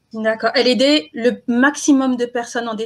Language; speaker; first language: French; native; French